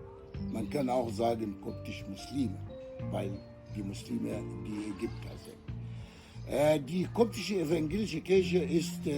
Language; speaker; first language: German; non-native, fluent; Arabic